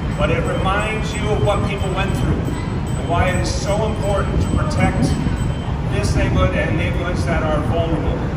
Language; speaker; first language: English; native; English